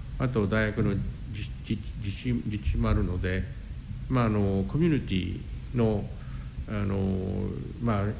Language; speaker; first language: Japanese; non-native, fluent; English